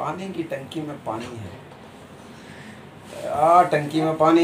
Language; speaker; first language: Hindi; native; Hindi